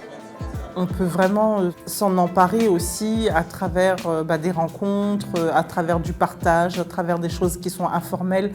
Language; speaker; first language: French; native; French